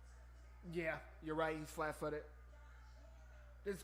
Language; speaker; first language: English; native; English